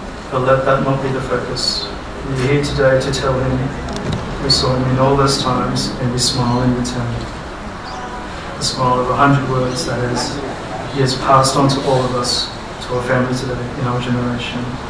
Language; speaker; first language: English; early bilingual, other home language; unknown